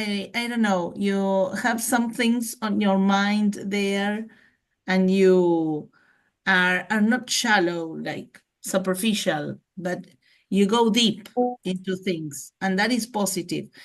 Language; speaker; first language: English; non-native, fluent; Spanish